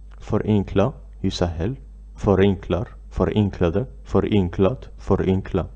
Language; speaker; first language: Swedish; non-native, fluent; Arabic